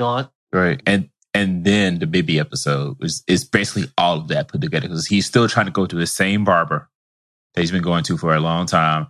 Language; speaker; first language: English; native; English